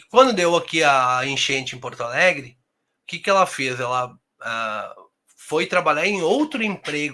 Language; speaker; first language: Portuguese; native; Portuguese